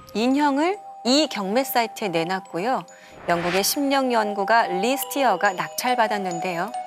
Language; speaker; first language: Korean; native; Korean